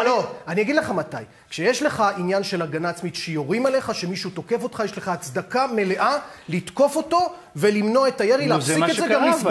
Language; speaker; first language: Hebrew; native; Hebrew